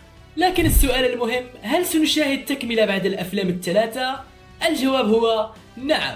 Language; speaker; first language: Arabic; native; Arabic